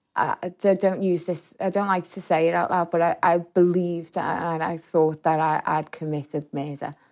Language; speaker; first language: English; native; English